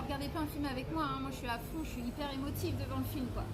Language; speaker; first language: French; native; French